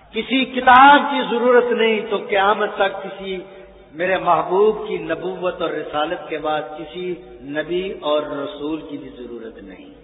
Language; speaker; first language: Urdu; non-native, local second language; Punjabi